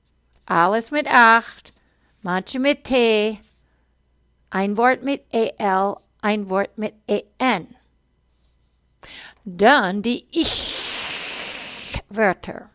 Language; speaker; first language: German; non-native, fluent; English